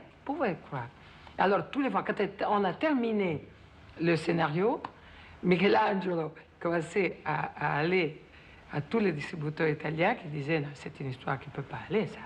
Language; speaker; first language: French; non-native, fluent; Italian